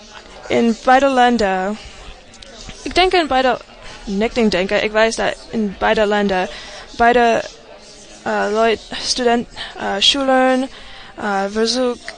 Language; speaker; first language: German; non-native, learner; English